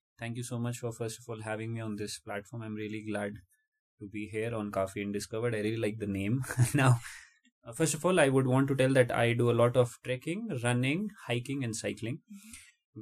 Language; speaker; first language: English; non-native, local second language; Hindi